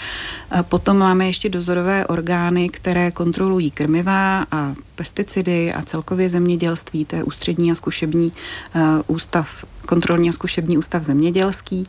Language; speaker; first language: Czech; native; Czech